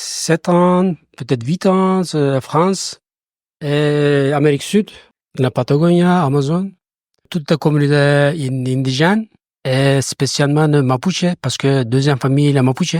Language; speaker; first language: French; non-native, learner; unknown